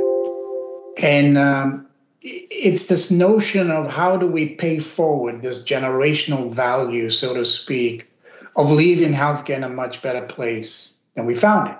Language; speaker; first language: English; native; English